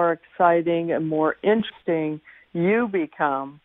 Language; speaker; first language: English; native; English